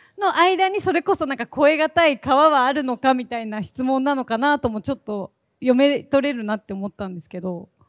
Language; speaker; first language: Japanese; native; Japanese